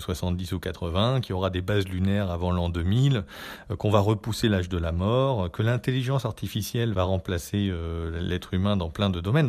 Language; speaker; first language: French; native; French